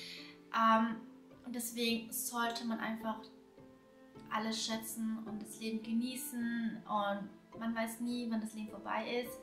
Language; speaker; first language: German; early bilingual, other home language; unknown